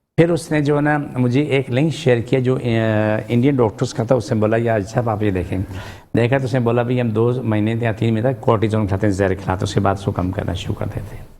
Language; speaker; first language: Urdu; non-native, local second language; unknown